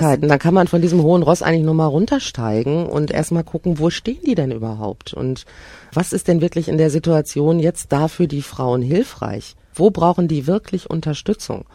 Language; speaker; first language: German; native; German